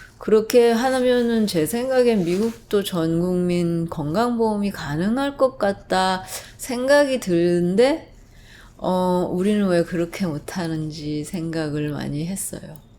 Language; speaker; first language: Korean; non-native, fluent; English